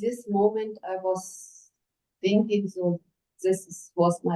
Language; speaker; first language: English; non-native, learner; German